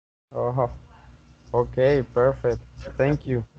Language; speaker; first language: English; non-native, learner; Spanish